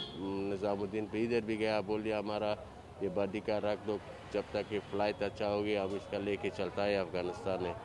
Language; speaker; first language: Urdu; non-native, learner; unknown